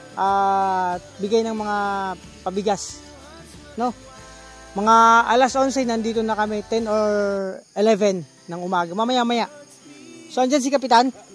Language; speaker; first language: Filipino; non-native, local second language; Bikol